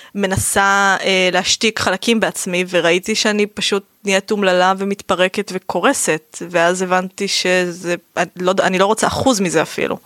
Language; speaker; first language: Hebrew; native; Hebrew